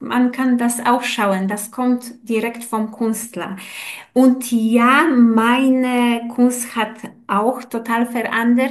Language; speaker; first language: German; non-native, learner; Polish